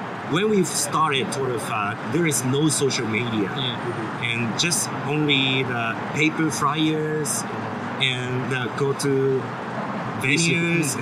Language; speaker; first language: English; non-native, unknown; Japanese